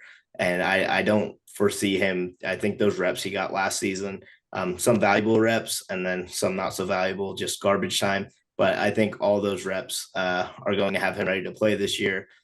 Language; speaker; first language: English; native; English